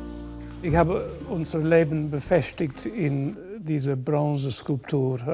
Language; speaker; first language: German; non-native, fluent; English